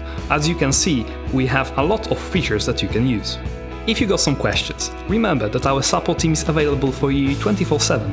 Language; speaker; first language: English; non-native, fluent; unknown